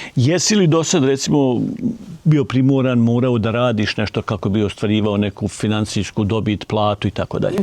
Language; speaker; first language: Bosnian; native; Bosnian